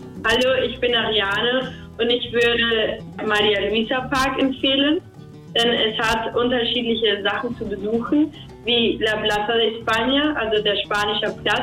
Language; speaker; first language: German; early bilingual, heritage; German